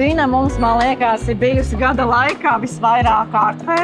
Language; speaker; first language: Latvian; native; Latvian